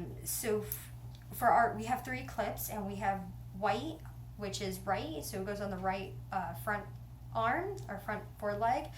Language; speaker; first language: English; native; English